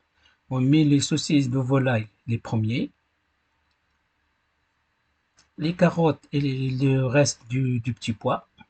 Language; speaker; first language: French; non-native, learner; Arabic